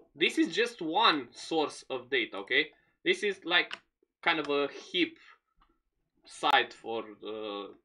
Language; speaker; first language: English; non-native, fluent; Romanian